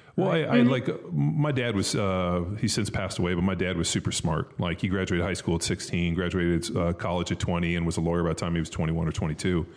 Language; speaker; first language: English; native; English